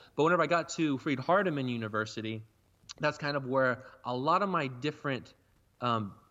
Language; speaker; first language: English; native; English